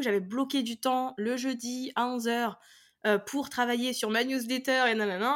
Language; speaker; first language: French; native; French